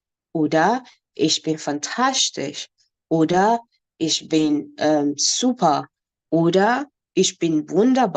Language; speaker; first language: German; non-native, fluent; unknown